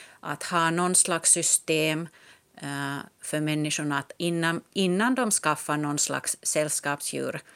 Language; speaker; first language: Swedish; non-native, local second language; Finnish